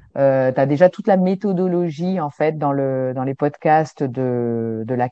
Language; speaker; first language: French; native; French